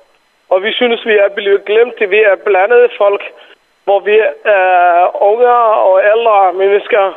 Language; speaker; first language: Danish; non-native, fluent; Somali